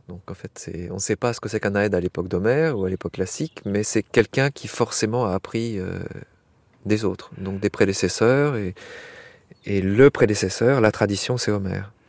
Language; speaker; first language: French; native; French